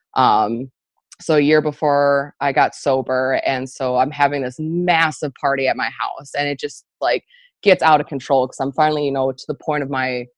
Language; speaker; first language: English; native; English